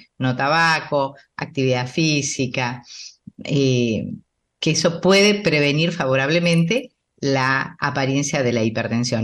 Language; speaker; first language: Spanish; native; Spanish